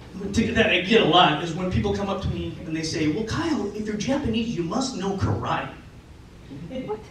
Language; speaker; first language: English; native; English